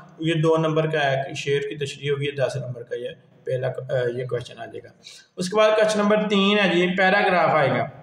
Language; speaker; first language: Urdu; non-native, local second language; Punjabi